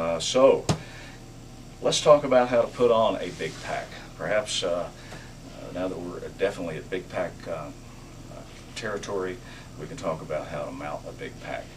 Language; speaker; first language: English; native; English